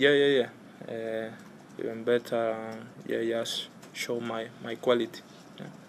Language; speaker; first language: English; non-native, learner; Spanish